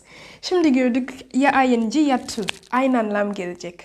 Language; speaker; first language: Turkish; non-native, fluent; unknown